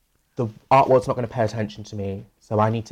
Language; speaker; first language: English; native; English